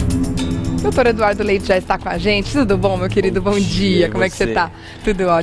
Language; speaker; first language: Portuguese; native; Portuguese